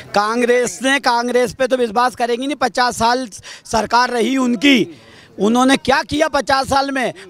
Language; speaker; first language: Hindi; native; Hindi